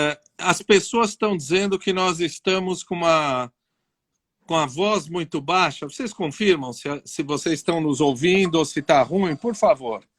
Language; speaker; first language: Portuguese; native; Portuguese